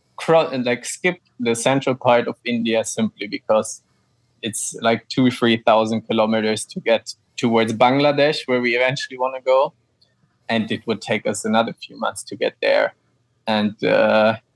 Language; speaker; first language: English; non-native, fluent; German